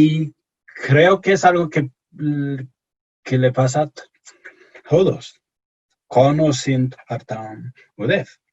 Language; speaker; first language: Spanish; non-native, fluent; English